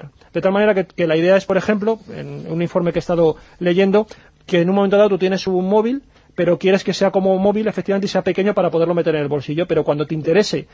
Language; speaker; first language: Spanish; native; Spanish